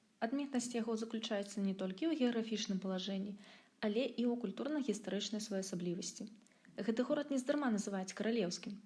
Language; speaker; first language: Belarusian; native; Belarusian